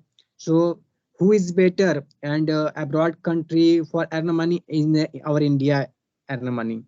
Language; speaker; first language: English; non-native, learner; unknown